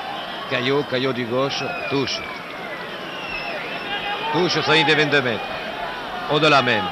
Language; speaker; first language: French; native; French